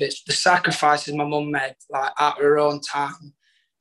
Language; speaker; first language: English; native; English